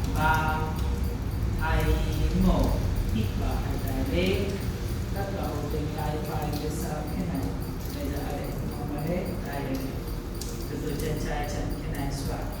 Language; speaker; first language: Vietnamese; non-native, fluent; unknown